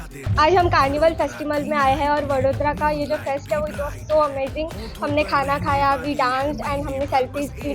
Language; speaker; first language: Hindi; non-native, local second language; Gujarati